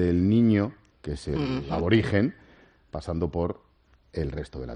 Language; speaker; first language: Spanish; native; Spanish